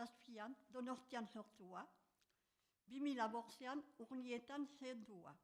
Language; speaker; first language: Basque; native; Basque